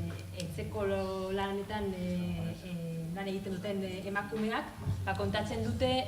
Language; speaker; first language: Basque; non-native, local second language; Spanish